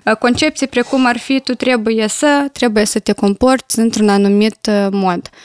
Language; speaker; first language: Romanian; native; Romanian